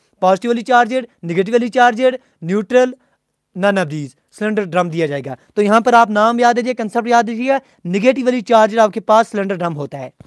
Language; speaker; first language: Hindi; non-native, local second language; Punjabi